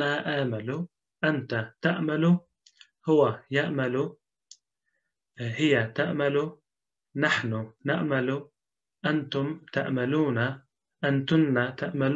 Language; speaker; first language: Arabic; non-native, fluent; Turkish